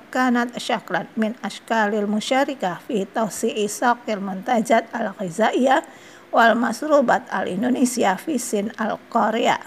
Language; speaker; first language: Arabic; non-native, fluent; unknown